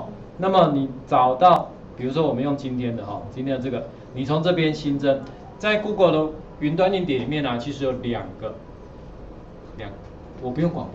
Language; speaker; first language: Chinese; native; Chinese